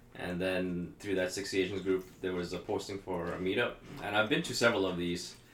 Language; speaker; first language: English; early bilingual, heritage; Swedish